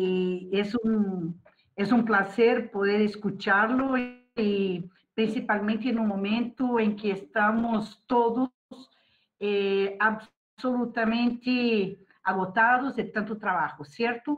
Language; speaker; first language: Spanish; non-native, fluent; Portuguese